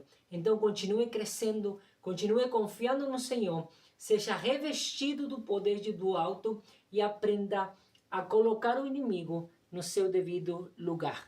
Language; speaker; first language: Portuguese; non-native, fluent; Spanish